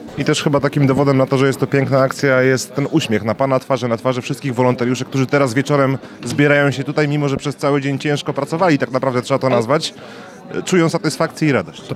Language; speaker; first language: Polish; native; Polish